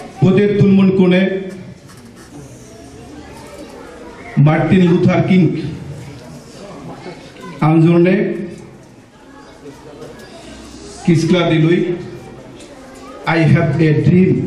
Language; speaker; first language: French; non-native, learner; Bangla